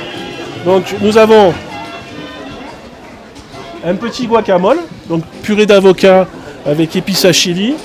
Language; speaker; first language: French; native; French